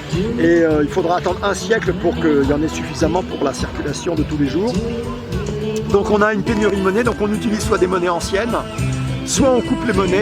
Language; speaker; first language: French; native; French